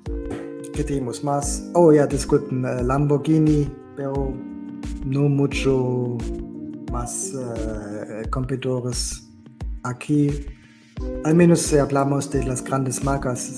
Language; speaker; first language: Spanish; non-native, fluent; German